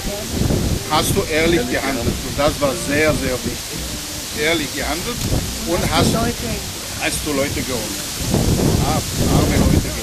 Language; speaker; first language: German; non-native, fluent; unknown